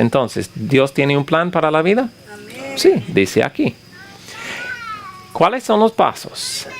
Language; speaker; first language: Spanish; non-native, fluent; English